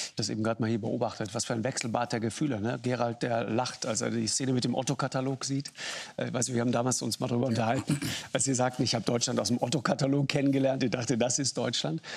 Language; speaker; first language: German; native; German